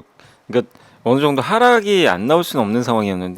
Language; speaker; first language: Korean; native; Korean